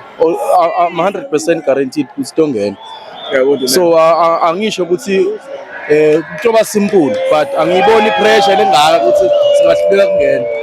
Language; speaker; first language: Zulu; native; Zulu